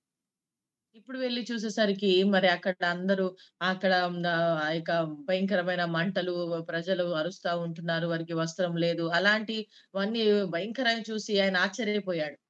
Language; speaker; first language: Telugu; native; Telugu